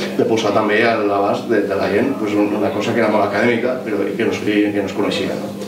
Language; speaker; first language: Catalan; non-native, local second language; Spanish